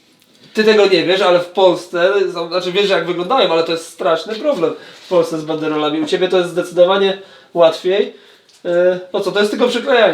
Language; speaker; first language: Polish; native; Polish